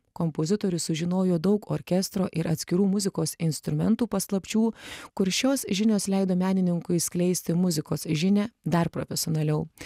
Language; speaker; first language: Lithuanian; native; Lithuanian